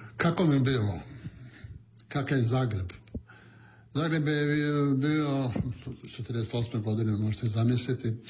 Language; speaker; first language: Croatian; non-native, local second language; Italian